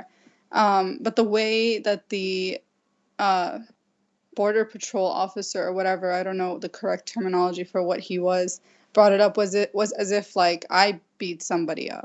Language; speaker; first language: English; native; English